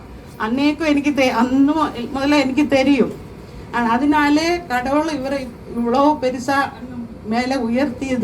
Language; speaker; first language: Tamil; non-native, learner; Malayalam